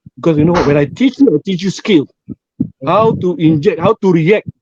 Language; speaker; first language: English; non-native, local second language; Malay